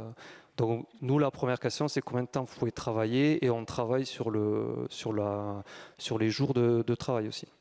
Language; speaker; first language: French; native; French